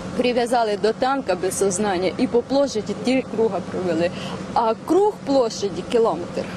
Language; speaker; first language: Russian; non-native, local second language; Ukrainian